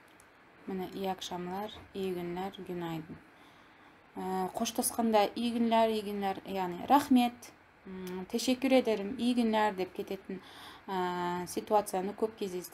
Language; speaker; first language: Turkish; non-native, fluent; Kazakh